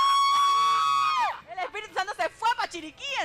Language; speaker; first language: Spanish; native; Spanish